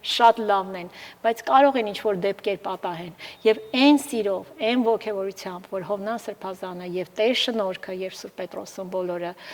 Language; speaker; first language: Armenian; early bilingual, heritage; Armenian